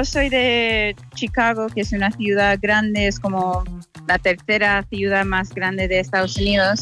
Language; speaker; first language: Spanish; non-native, fluent; English